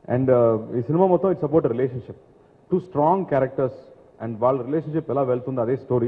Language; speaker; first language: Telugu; non-native, learner; Tamil